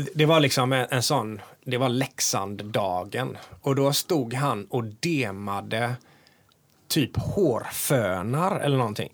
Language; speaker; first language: Swedish; native; Swedish